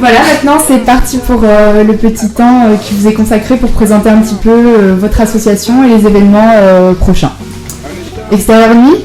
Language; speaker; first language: French; native; French